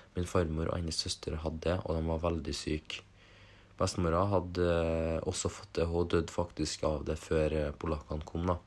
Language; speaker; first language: Norwegian; early bilingual, other home language; German